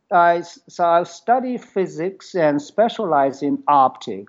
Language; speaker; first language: English; non-native, fluent; Chinese